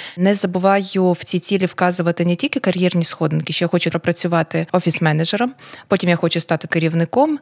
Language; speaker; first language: Ukrainian; non-native, local second language; Russian